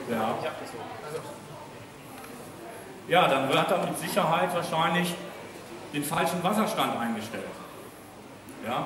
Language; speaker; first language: German; native; German